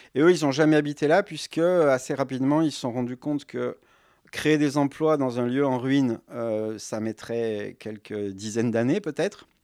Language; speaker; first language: French; native; French